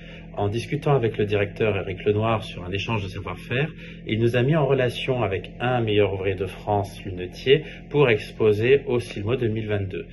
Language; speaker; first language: French; native; French